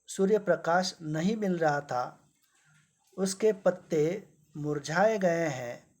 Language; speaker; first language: Hindi; non-native, local second language; Marathi